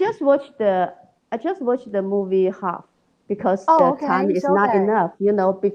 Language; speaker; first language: English; non-native, learner; Chinese